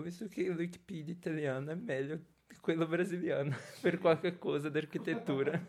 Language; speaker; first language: Italian; non-native, learner; Portuguese